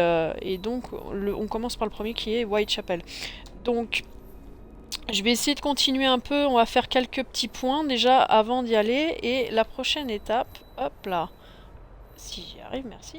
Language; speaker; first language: French; native; French